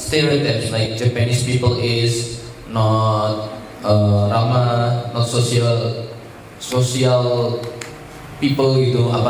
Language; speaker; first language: English; non-native, learner; Indonesian